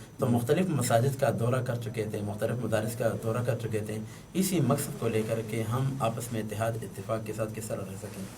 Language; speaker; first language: Urdu; non-native, local second language; Pashto